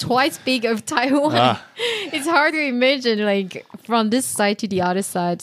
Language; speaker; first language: English; non-native, fluent; Chinese